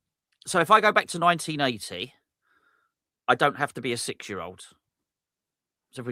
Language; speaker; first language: English; native; English